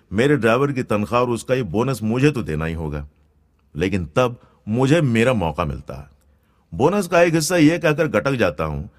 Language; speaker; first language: Hindi; non-native, local second language; Gujarati